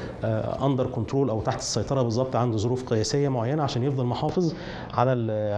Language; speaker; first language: Arabic; native; Arabic